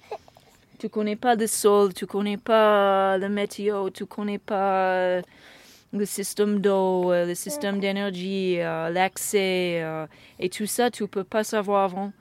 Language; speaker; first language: French; non-native, fluent; English